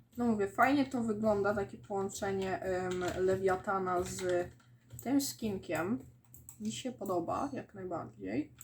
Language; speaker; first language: Polish; native; Polish